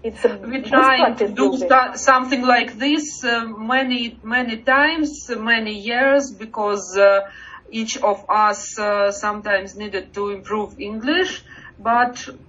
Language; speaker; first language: English; non-native, learner; Russian